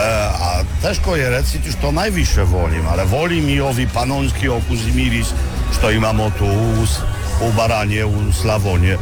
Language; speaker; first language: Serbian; non-native, fluent; Polish